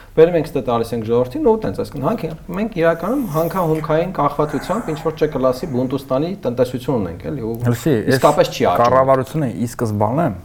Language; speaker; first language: Armenian; native; Armenian